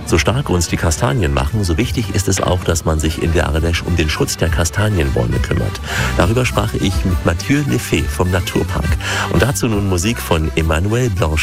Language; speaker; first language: German; native; German